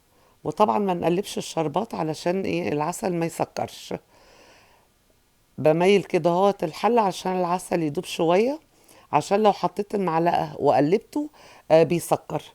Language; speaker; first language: Arabic; native; Arabic